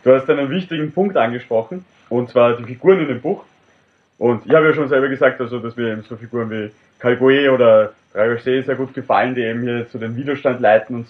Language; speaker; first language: German; native; German